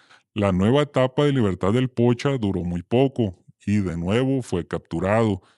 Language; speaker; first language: Spanish; native; Spanish